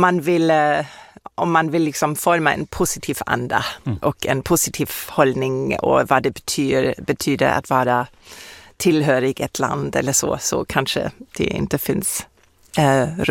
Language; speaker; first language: Swedish; non-native, fluent; German